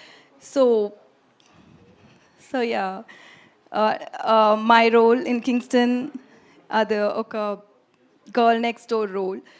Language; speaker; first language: Telugu; non-native, learner; Tamil